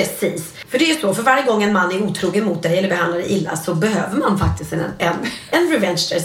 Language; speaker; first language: Swedish; native; Swedish